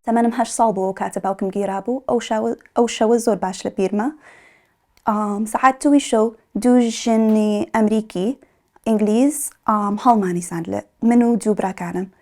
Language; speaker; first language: Central Kurdish; early bilingual, heritage; Central Kurdish